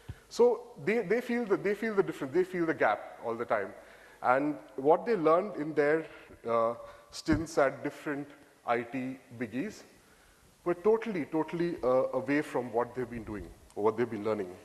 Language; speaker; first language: English; non-native, local second language; Bangla